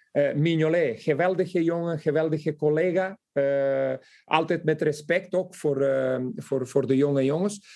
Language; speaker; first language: Dutch; non-native, fluent; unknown